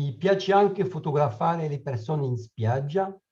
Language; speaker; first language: Italian; non-native, learner; French